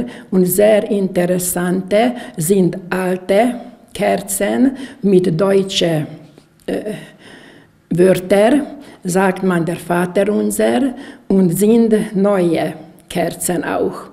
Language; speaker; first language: German; non-native, local second language; Hungarian